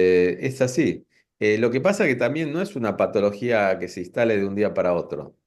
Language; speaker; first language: Spanish; native; Spanish